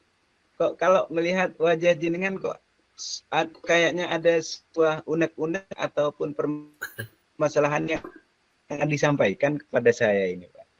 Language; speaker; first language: Indonesian; non-native, local second language; Javanese